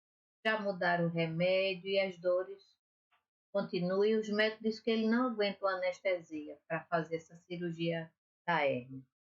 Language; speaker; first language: Portuguese; native; Portuguese